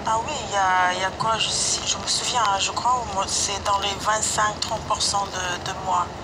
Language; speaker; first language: French; non-native, fluent; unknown